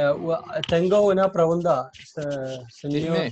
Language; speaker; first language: Spanish; non-native, learner; Hindi